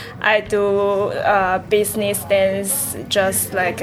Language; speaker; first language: English; non-native, learner; Chinese